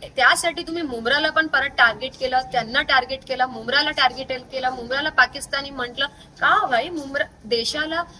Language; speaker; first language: Marathi; non-native, local second language; Urdu